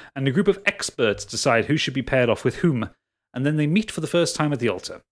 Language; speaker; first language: English; native; English